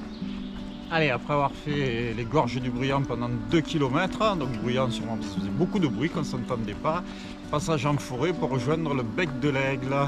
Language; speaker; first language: French; native; French